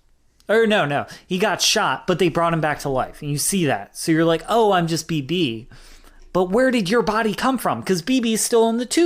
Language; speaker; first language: English; native; English